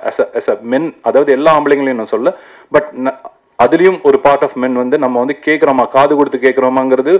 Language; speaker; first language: Tamil; native; Tamil